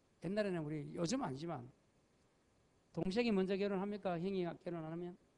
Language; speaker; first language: Korean; native; Korean